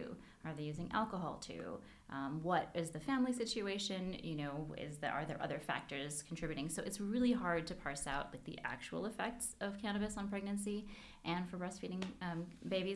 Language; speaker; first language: English; native; English